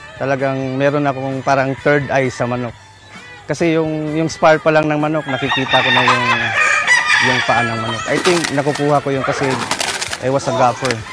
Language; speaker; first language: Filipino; non-native, local second language; Cebuano